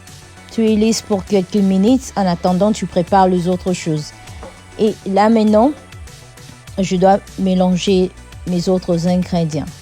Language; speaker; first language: French; non-native, fluent; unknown